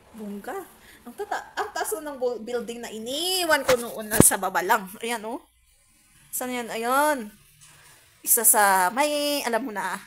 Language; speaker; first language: Filipino; non-native, local second language; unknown